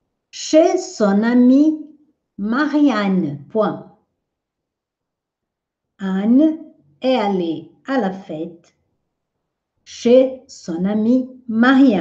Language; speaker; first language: French; non-native, fluent; Portuguese